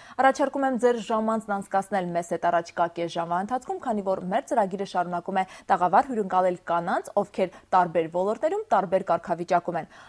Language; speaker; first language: Armenian; native; Armenian